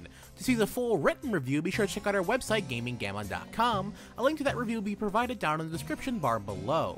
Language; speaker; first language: English; native; English